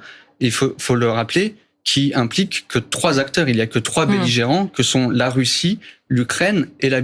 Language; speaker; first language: French; native; French